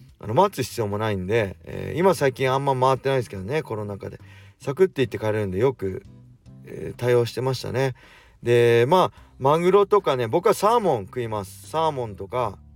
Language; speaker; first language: Japanese; native; Japanese